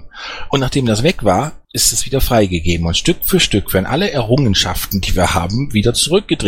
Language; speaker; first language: German; native; German